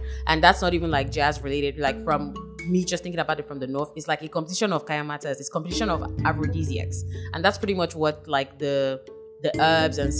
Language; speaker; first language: English; non-native, local second language; Hausa